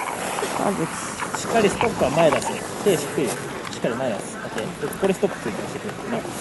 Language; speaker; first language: Japanese; native; Japanese